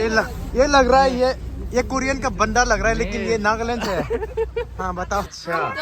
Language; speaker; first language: Hindi; non-native, local second language; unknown